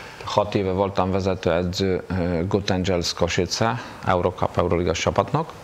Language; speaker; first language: Hungarian; non-native, fluent; Polish